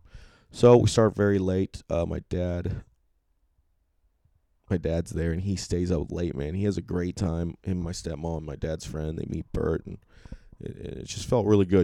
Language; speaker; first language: English; native; English